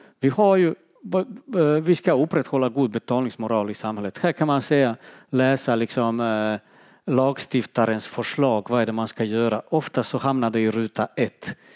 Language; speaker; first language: Swedish; non-native, fluent; Bosnian